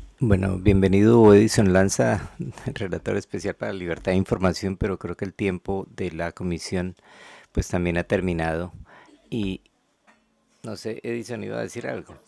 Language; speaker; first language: Spanish; native; Spanish